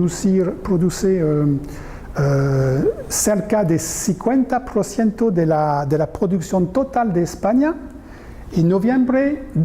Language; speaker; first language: Spanish; non-native, learner; French